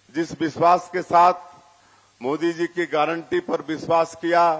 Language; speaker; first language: Hindi; native; Hindi